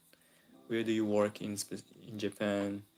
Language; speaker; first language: English; non-native, local second language; Filipino